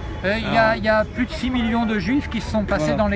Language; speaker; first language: French; native; French